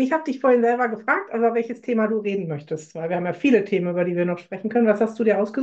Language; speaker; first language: German; native; German